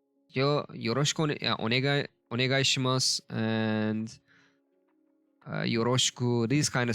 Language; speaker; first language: Japanese; non-native, learner; Turkish